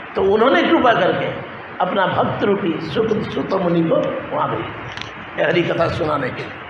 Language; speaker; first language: Hindi; non-native, local second language; Bangla